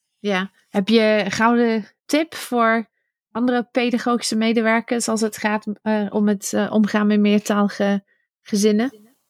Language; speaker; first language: Dutch; non-native, fluent; English